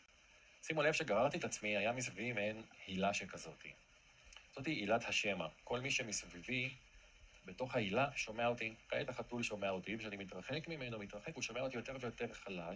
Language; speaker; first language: Hebrew; native; Hebrew